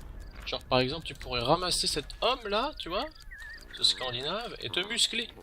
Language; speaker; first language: French; native; French